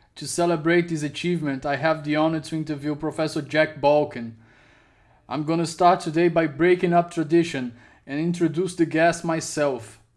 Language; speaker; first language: English; non-native, fluent; Portuguese